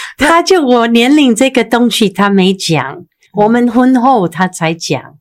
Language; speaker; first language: Chinese; non-native, fluent; English